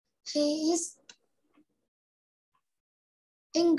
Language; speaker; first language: English; non-native, learner; Vietnamese